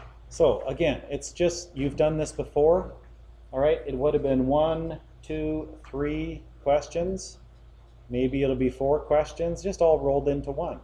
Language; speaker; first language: English; native; English